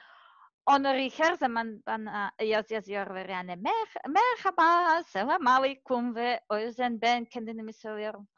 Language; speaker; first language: Turkish; non-native, learner; Serbian